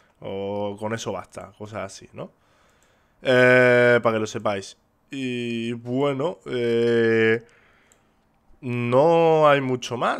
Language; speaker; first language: Spanish; native; Spanish